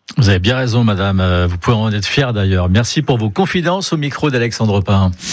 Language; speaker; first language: French; native; French